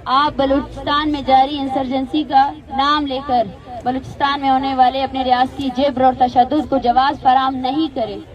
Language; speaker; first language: Urdu; non-native, local second language; Baluchi